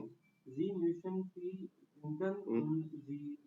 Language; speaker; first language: German; non-native, learner; Hindi